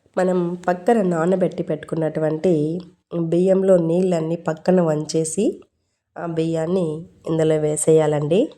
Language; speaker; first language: Telugu; non-native, local second language; Urdu